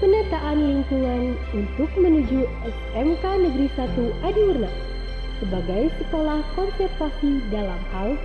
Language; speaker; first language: Indonesian; native; Indonesian